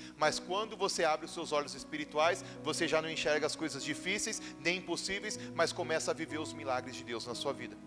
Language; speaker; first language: Portuguese; native; Portuguese